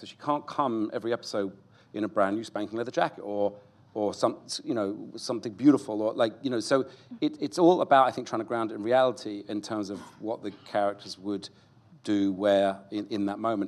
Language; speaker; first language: English; native; English